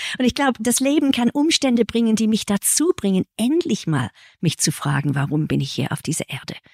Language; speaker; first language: German; early bilingual, heritage; English